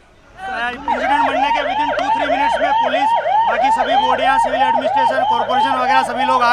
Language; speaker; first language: Hindi; non-native, local second language; Gujarati